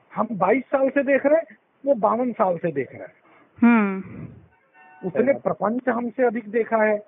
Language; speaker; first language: Hindi; native; Hindi